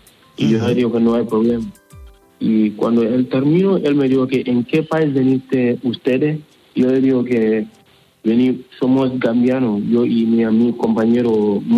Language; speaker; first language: Spanish; non-native, learner; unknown